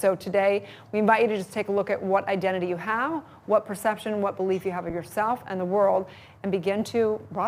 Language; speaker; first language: English; native; English